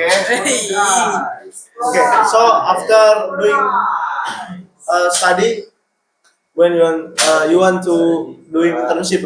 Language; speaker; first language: English; non-native, learner; Indonesian